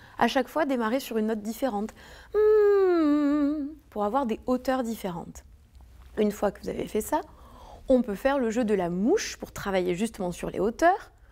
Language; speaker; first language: French; native; French